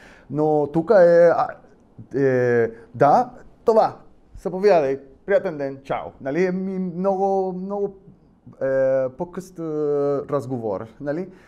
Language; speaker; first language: Bulgarian; non-native, learner; Spanish